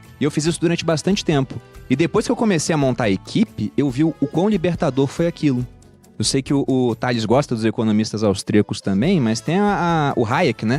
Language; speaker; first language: Portuguese; native; Portuguese